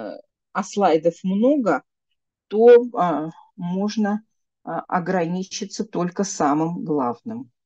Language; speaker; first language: Russian; native; Russian